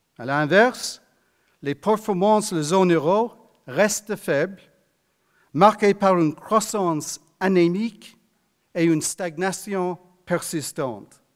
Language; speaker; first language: French; non-native, fluent; English